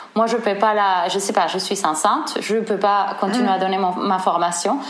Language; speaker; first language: French; non-native, fluent; Spanish